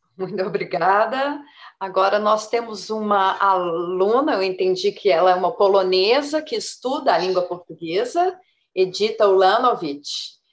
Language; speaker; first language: Portuguese; native; Portuguese